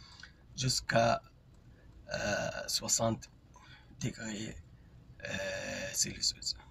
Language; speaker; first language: French; non-native, fluent; Arabic